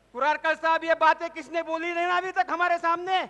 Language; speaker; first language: Hindi; non-native, local second language; Marathi